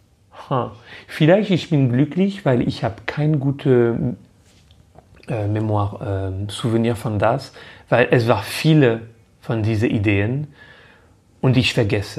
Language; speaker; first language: German; non-native, fluent; French